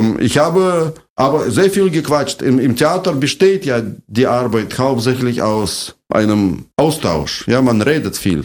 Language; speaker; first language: German; non-native, fluent; Russian